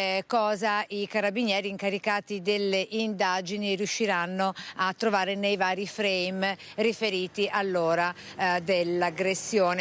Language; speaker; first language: Italian; native; Italian